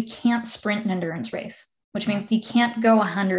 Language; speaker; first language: English; native; English